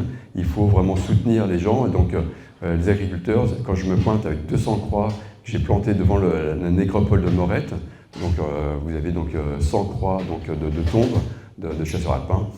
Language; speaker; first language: French; native; French